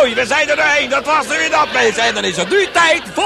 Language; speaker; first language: Dutch; native; Dutch